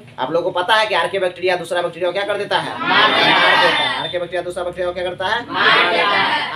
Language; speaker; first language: Hindi; native; Hindi